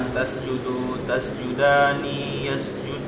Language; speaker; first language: Arabic; non-native, learner; Indonesian